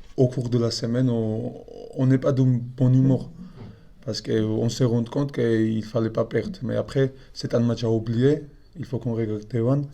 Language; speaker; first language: French; non-native, fluent; Georgian